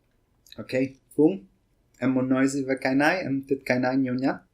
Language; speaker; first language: Vietnamese; non-native, learner; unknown